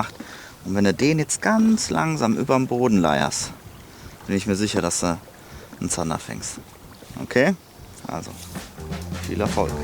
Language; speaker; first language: German; native; German